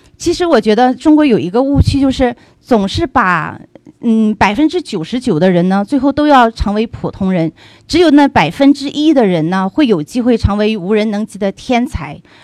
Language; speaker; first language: Chinese; native; Chinese